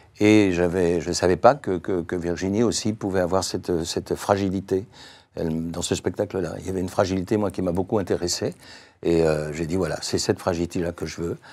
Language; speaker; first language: French; native; French